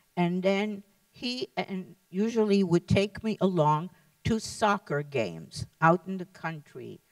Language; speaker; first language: English; early bilingual, other home language; Lithuanian